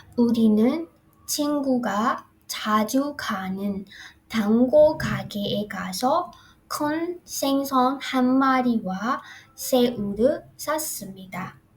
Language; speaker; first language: Korean; non-native, fluent; Burmese